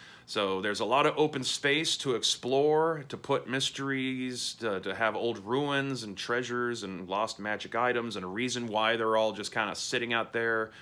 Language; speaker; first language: English; native; English